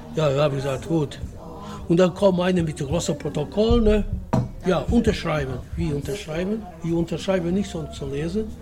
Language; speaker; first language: German; non-native, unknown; Portuguese